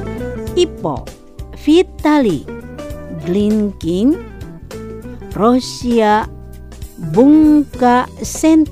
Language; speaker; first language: Japanese; non-native, fluent; Indonesian